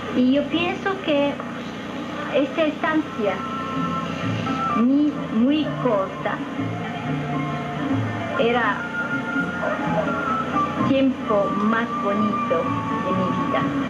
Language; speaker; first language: Spanish; non-native, fluent; Japanese